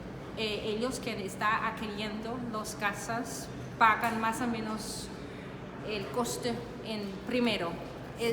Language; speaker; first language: Spanish; non-native, learner; Danish